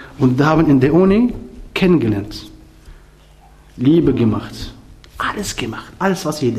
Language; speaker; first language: German; non-native, learner; Arabic